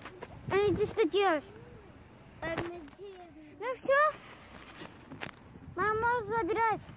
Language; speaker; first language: Russian; early bilingual, other home language; Tajik